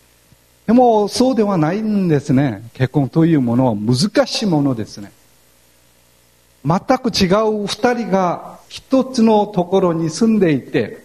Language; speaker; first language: Japanese; non-native, fluent; Korean